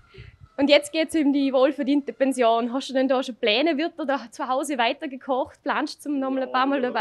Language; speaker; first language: German; native; German